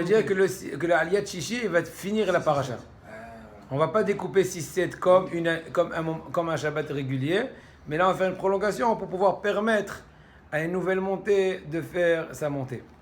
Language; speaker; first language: French; native; French